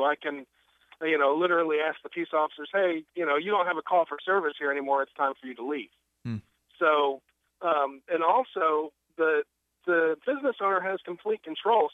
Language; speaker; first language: English; non-native, fluent; Spanish